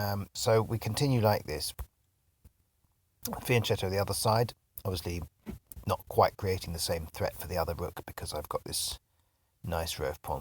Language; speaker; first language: English; native; English